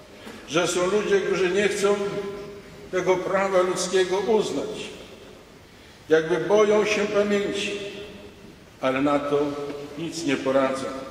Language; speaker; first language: Polish; native; Polish